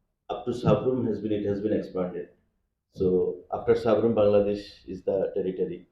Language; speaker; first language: English; non-native, local second language; Bangla